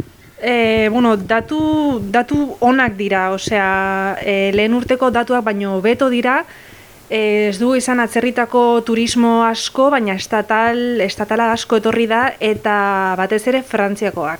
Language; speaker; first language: Basque; non-native, local second language; Spanish